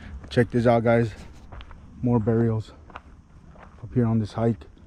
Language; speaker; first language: English; native; English